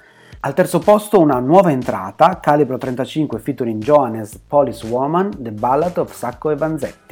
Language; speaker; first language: Italian; native; Italian